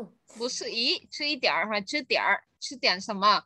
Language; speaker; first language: Chinese; non-native, fluent; Vietnamese